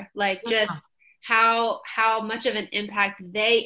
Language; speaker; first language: English; native; English